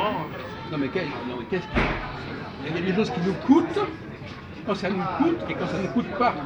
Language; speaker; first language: French; native; French